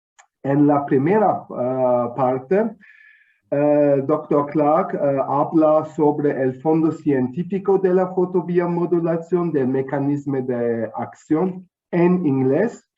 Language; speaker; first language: Spanish; non-native, fluent; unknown